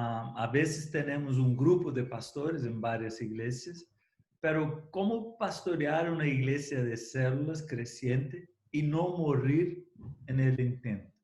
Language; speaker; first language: Spanish; non-native, fluent; Portuguese